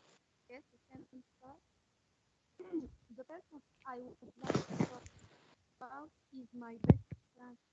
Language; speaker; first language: English; non-native, learner; Arabic